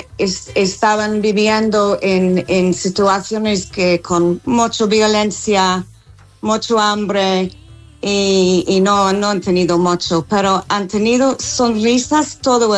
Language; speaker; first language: Spanish; non-native, fluent; English